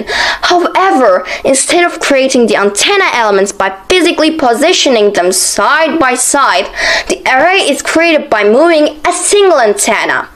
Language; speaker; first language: English; non-native, fluent; Turkish